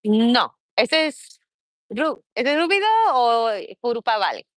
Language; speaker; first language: Spanish; early bilingual, heritage; Spanish